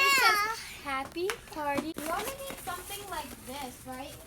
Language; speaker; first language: English; native; English